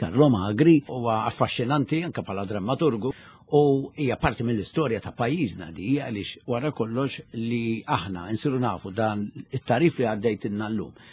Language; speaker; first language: Maltese; native; Maltese